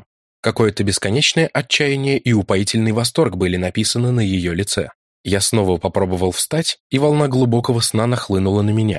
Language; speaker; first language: Russian; native; Russian